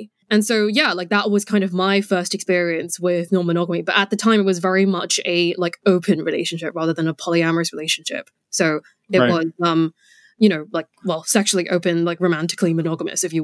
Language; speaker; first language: English; non-native, local second language; Cantonese